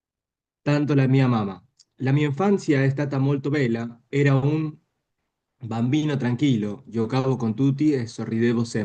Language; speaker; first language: Italian; non-native, learner; Spanish